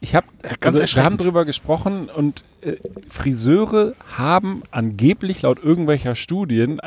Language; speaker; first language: German; native; German